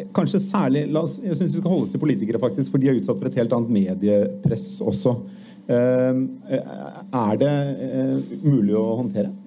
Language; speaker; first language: Norwegian; native; Norwegian